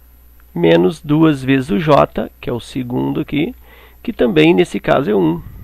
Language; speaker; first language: Portuguese; native; Portuguese